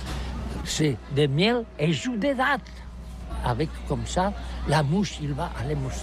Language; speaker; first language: French; non-native, learner; Catalan